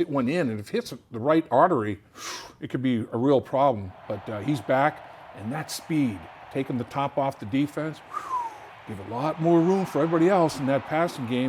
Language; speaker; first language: English; native; English